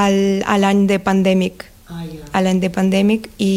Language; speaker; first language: Catalan; non-native, learner; Russian